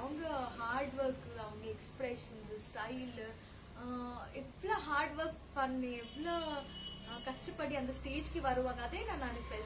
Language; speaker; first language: Tamil; non-native, learner; Telugu